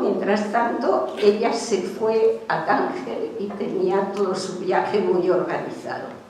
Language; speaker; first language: Spanish; early bilingual, other home language; Hungarian